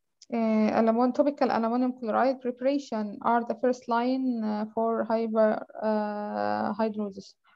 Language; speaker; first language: English; non-native, fluent; Arabic